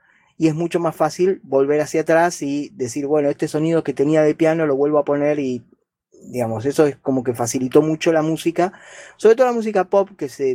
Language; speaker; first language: Spanish; native; Spanish